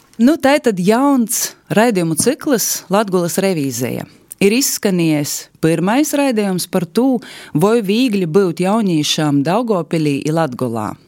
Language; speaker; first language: Latvian; native; Latvian